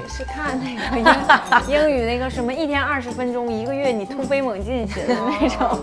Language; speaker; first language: Chinese; native; Chinese